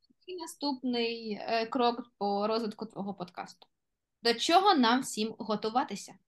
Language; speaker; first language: Ukrainian; non-native, local second language; Russian